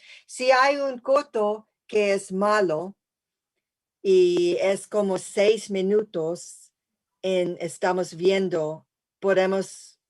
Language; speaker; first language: Spanish; early bilingual, heritage; English